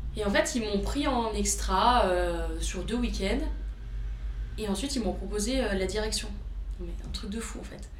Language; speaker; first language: French; early bilingual, other home language; Romanian